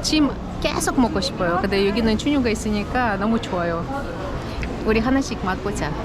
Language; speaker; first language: Korean; non-native, fluent; Ukrainian